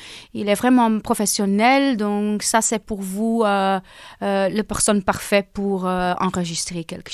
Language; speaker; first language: French; non-native, local second language; Dutch